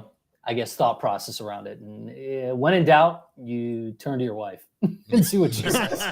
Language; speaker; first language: English; native; English